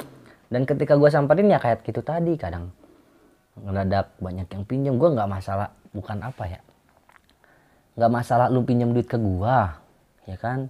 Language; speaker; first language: Indonesian; non-native, local second language; Sundanese